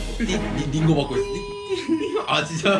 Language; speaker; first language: Korean; native; Korean